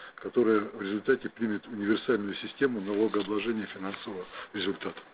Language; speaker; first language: Russian; native; Russian